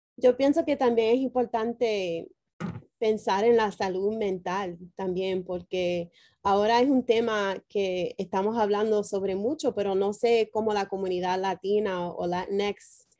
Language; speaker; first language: Spanish; early bilingual, heritage; Spanish